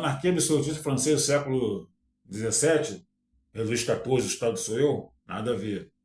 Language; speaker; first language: Portuguese; native; Portuguese